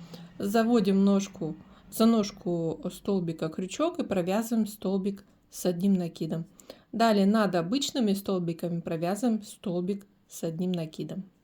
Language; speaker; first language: Russian; native; Russian